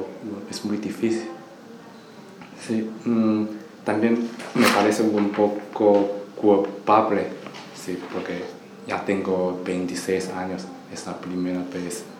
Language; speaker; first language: Spanish; non-native, learner; Chinese